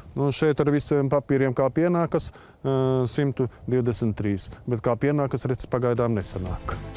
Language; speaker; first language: Latvian; native; Latvian